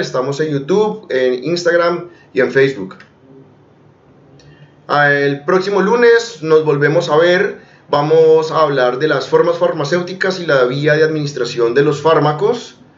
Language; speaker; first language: Spanish; native; Spanish